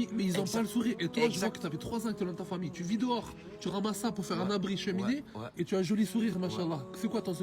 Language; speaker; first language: French; native; French